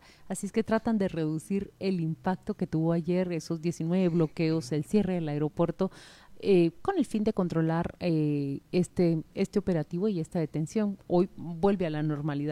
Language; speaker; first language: Spanish; native; Spanish